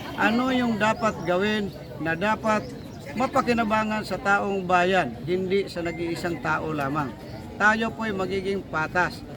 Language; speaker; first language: Filipino; non-native, local second language; Hiligaynon